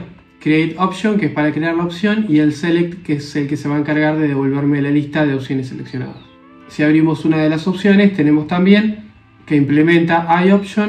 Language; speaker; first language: Spanish; native; Spanish